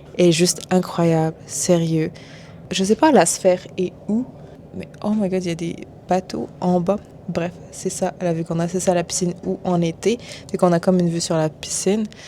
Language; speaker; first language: French; early bilingual, other home language; Arabic